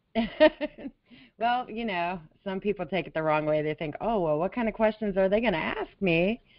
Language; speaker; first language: English; native; English